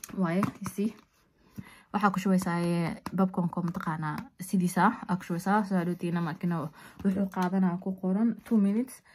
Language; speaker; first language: Somali; early bilingual, heritage; Somali